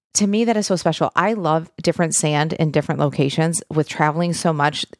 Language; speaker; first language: English; native; English